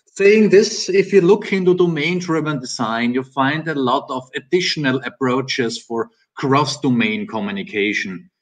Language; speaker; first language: English; non-native, fluent; German